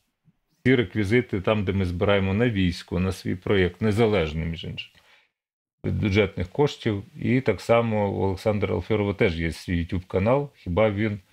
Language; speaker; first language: Ukrainian; native; Ukrainian